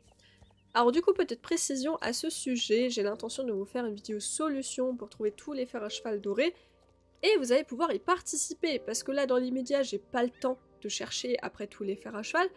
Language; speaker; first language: French; native; French